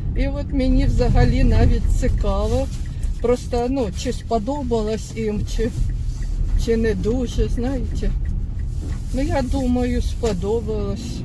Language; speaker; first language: Ukrainian; non-native, local second language; Russian